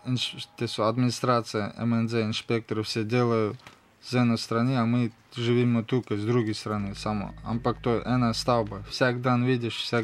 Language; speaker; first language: Slovenian; non-native, learner; Russian